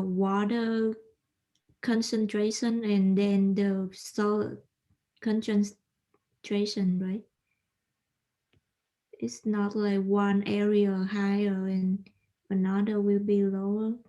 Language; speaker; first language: English; non-native, learner; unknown